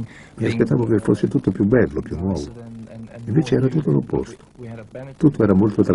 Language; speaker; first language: Italian; native; Italian